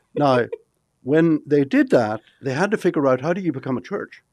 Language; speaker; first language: English; native; English